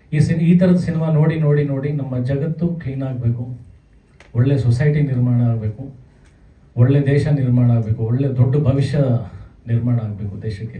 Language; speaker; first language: Kannada; native; Kannada